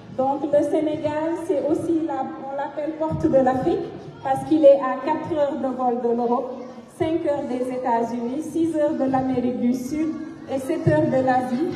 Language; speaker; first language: French; non-native, local second language; Fula